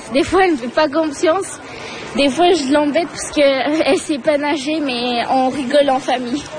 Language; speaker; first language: French; early bilingual, other home language; Turkish